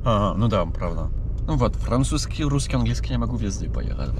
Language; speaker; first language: Russian; non-native, learner; French